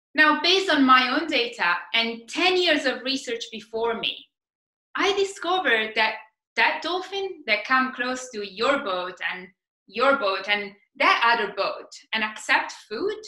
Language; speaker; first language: English; non-native, fluent; Italian